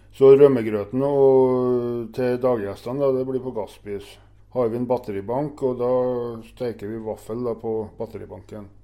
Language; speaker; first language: Norwegian; native; Norwegian